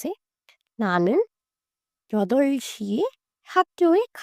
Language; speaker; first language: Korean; non-native, learner; Hindi